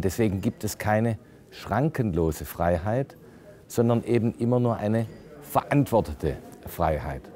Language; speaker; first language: German; native; German